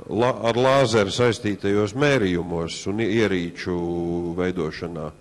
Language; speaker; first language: Latvian; native; Latvian